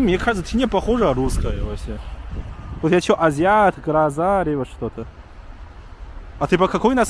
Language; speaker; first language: Russian; non-native, learner; Chinese